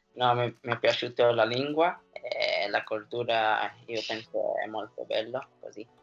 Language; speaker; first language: Italian; non-native, learner; English